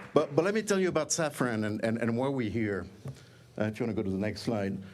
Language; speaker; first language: English; non-native, fluent; French